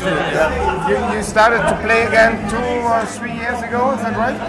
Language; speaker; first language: English; non-native, fluent; German